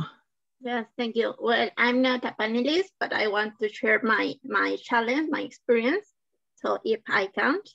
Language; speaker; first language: English; non-native, learner; Spanish